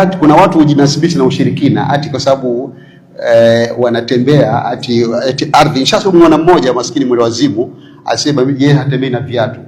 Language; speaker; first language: Swahili; native; Swahili